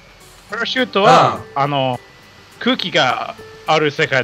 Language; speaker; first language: Japanese; non-native, fluent; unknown